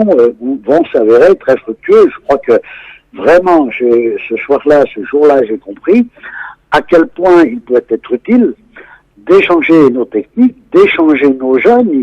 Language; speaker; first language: French; native; French